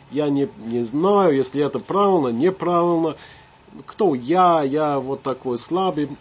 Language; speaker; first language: Russian; non-native, fluent; English